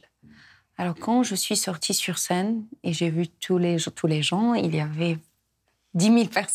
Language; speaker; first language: French; non-native, fluent; Arabic